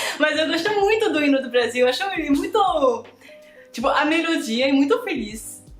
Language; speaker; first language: Portuguese; non-native, fluent; French